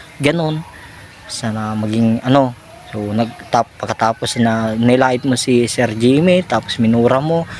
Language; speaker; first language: Filipino; native; Filipino